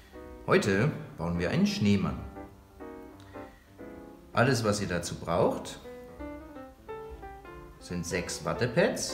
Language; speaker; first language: German; native; German